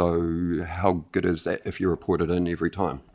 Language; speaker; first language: English; native; English